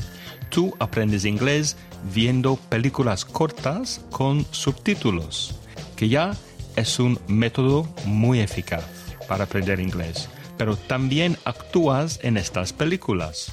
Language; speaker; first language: Spanish; non-native, fluent; English